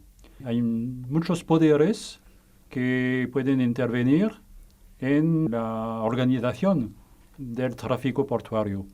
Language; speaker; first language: Spanish; non-native, fluent; French